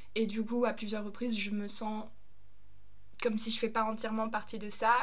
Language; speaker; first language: French; early bilingual, other home language; German